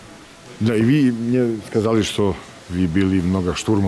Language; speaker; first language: Russian; non-native, learner; Serbian